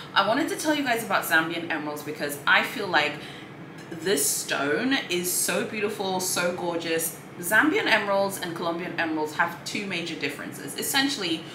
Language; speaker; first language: English; non-native, local second language; Swahili